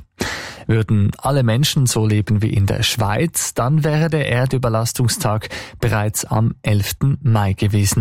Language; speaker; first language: German; native; German